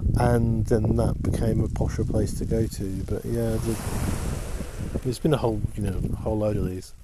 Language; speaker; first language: English; native; English